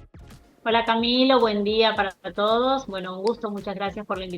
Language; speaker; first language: Spanish; native; Spanish